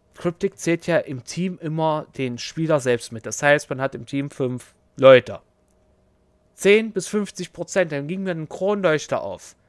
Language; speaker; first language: German; native; German